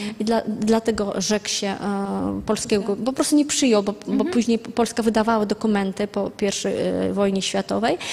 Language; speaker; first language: Polish; non-native, fluent; Azerbaijani